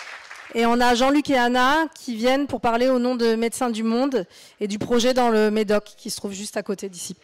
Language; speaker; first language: French; native; French